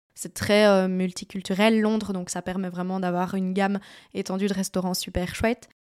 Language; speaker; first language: French; native; French